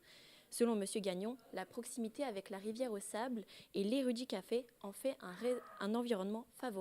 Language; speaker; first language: French; native; French